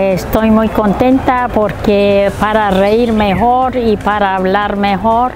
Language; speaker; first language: Spanish; non-native, local second language; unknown